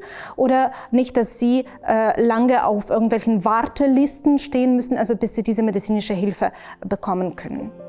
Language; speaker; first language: German; non-native, fluent; Ukrainian